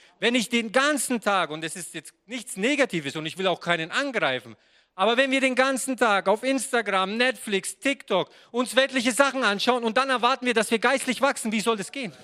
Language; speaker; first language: German; non-native, fluent; Serbian